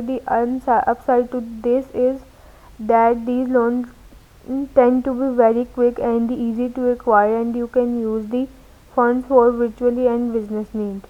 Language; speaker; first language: English; non-native, local second language; Urdu